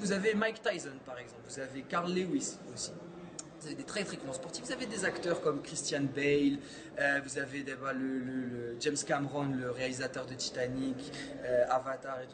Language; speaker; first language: French; early bilingual, heritage; French